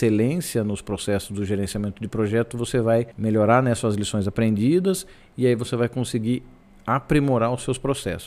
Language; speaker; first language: Portuguese; native; Portuguese